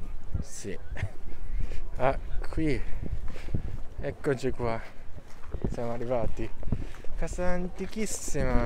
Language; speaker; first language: Italian; non-native, learner; Japanese